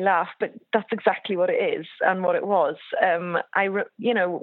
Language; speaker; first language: English; native; English